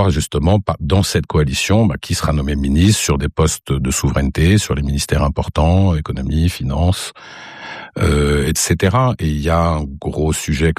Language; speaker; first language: French; non-native, local second language; Arabic